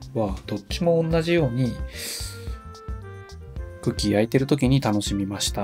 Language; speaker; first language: Japanese; native; Japanese